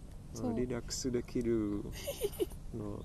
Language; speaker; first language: Japanese; non-native, learner; Czech